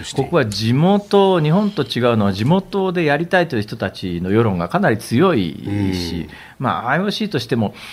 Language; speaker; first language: Japanese; native; Japanese